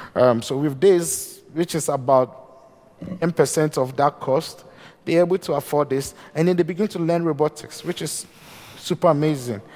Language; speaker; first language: English; non-native, local second language; Akan